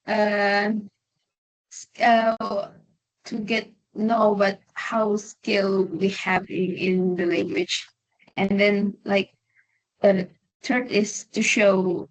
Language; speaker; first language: English; non-native, learner; Indonesian